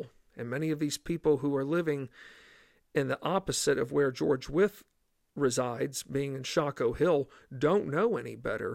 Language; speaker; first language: English; native; English